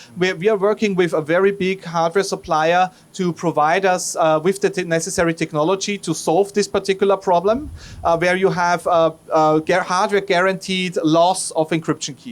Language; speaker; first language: English; non-native, fluent; German